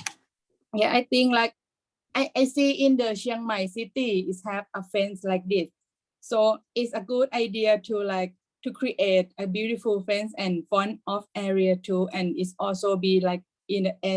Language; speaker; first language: English; non-native, learner; Thai